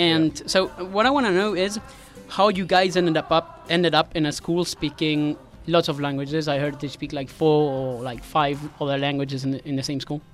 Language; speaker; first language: English; non-native, fluent; Spanish